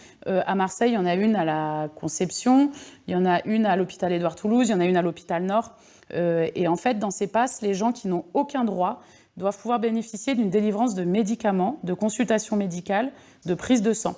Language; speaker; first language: French; native; French